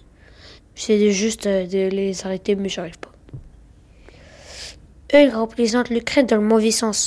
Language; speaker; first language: French; early bilingual, other home language; Ukrainian